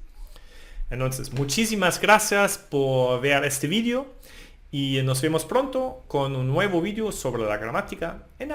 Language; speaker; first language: Spanish; non-native, fluent; German